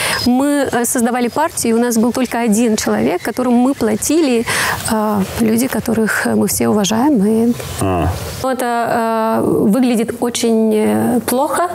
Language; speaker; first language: Russian; non-native, local second language; Romanian